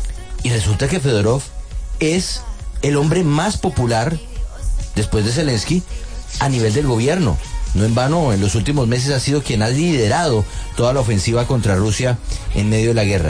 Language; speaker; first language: Spanish; native; Spanish